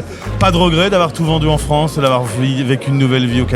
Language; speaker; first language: French; native; French